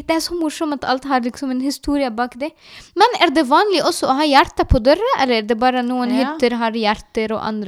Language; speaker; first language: Norwegian; non-native, learner; Arabic